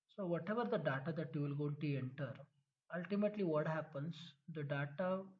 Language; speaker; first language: English; non-native, local second language; Kannada